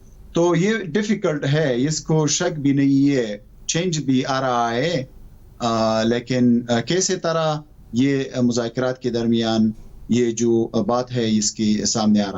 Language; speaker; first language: Hindi; non-native, fluent; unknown